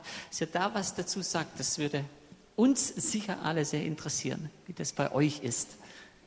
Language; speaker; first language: German; native; German